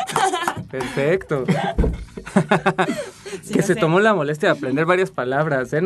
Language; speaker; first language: Spanish; native; Spanish